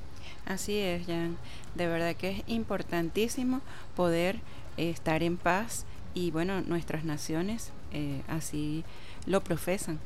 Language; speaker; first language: Spanish; native; Spanish